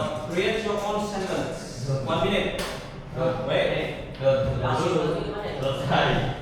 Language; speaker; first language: English; non-native, learner; Indonesian